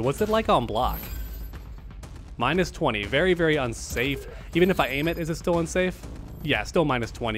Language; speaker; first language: English; native; English